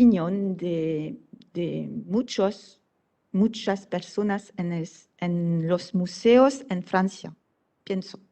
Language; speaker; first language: Spanish; non-native, fluent; French